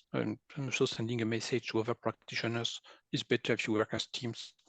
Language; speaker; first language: English; non-native, fluent; French